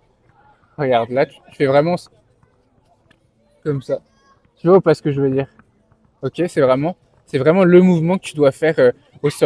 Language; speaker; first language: French; native; French